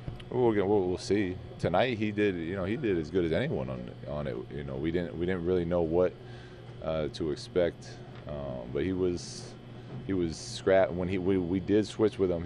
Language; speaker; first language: English; native; English